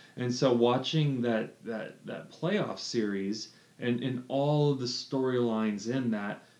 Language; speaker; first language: English; native; English